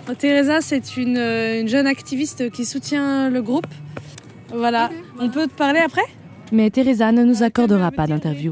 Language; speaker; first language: French; native; French